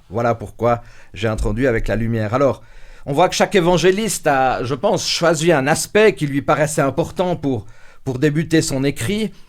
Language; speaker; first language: French; native; French